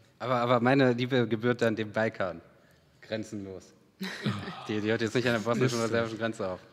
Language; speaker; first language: German; early bilingual, other home language; Serbian